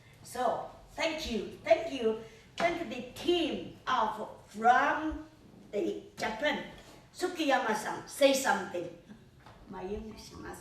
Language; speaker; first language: English; non-native, learner; Chinese